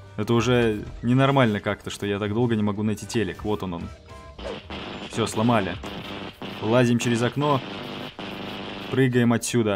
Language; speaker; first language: Russian; native; Russian